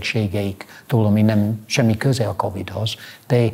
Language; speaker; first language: Hungarian; non-native, fluent; English